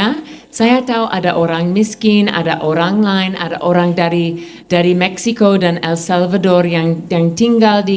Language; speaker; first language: Indonesian; non-native, fluent; English